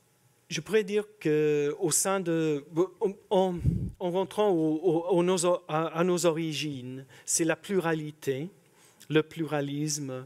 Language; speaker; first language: French; non-native, fluent; English